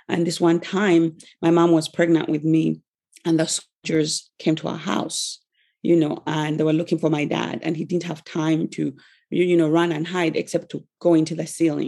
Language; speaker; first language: English; non-native, local second language; Ganda